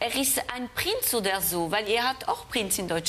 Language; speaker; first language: German; non-native, fluent; French